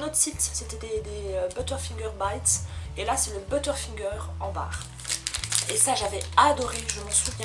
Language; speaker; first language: French; native; French